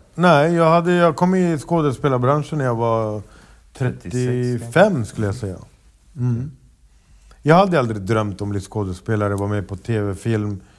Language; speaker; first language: Swedish; native; Swedish